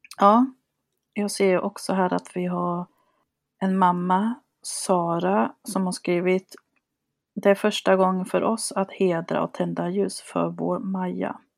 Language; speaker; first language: Swedish; early bilingual, other home language; Spanish